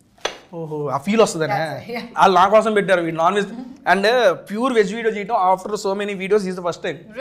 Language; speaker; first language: Telugu; native; Telugu